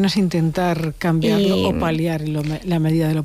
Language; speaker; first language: Spanish; native; Spanish